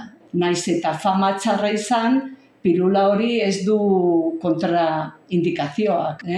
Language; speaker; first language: Basque; non-native, local second language; Spanish